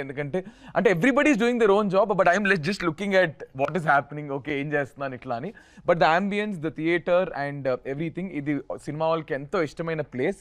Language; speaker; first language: Telugu; native; Telugu